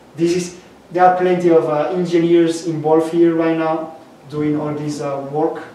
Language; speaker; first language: English; non-native, fluent; Spanish